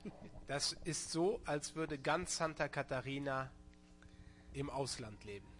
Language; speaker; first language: German; non-native, local second language; Luxembourgish